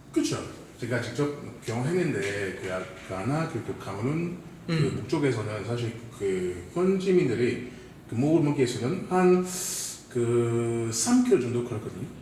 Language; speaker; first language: Korean; non-native, fluent; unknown